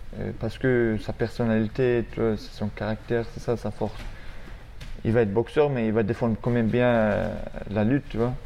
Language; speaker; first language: French; non-native, fluent; Russian